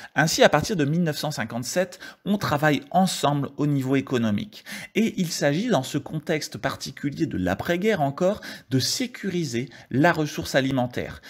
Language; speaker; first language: French; native; French